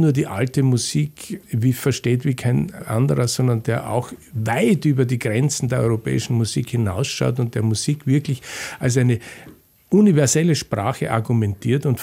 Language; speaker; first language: German; native; German